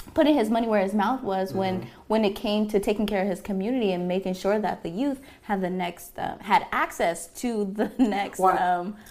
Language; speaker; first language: English; native; English